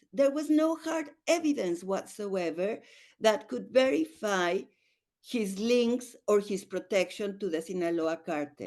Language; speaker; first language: English; non-native, fluent; Spanish